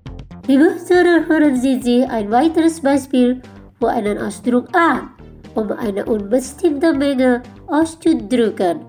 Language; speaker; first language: German; non-native, fluent; Indonesian